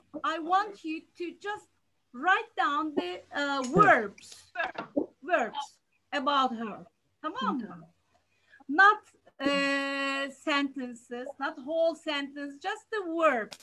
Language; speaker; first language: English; non-native, fluent; Turkish